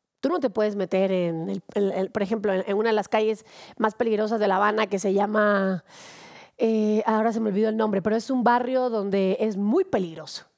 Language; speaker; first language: Spanish; native; Spanish